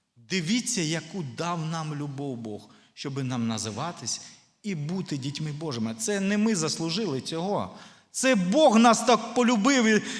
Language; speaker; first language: Ukrainian; non-native, local second language; Russian